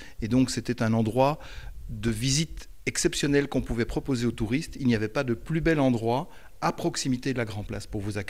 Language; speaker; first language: French; native; French